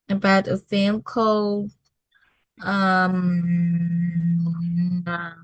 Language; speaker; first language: English; non-native, learner; Vietnamese